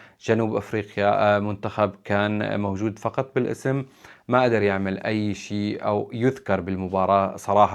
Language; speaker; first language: Arabic; native; Arabic